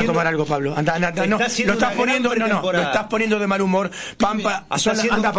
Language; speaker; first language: Spanish; native; Spanish